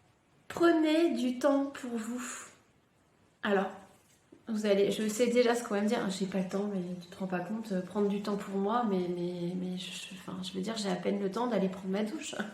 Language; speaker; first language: French; native; French